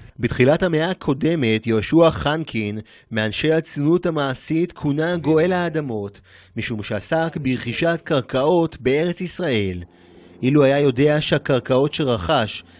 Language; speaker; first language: Hebrew; native; Hebrew